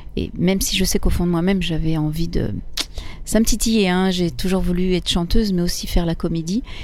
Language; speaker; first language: French; early bilingual, other home language; Italian